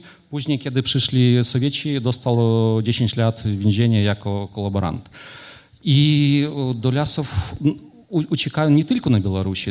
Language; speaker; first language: Polish; non-native, fluent; Ukrainian